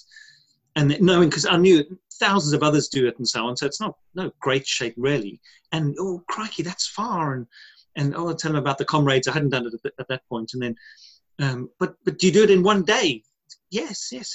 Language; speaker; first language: English; native; English